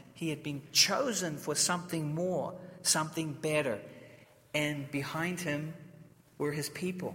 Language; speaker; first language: English; native; English